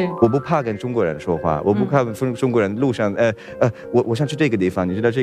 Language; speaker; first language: Chinese; non-native, fluent; Swedish